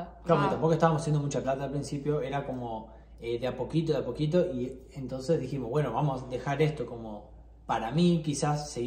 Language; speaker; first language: Spanish; native; Spanish